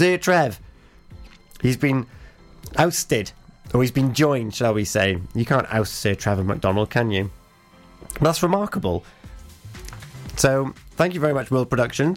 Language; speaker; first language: English; native; English